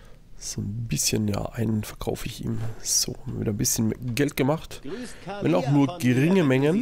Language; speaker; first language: German; native; German